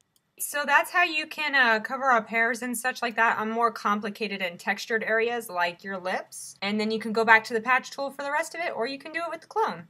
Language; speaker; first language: English; native; English